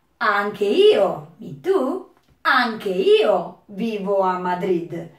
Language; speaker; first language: Italian; native; Italian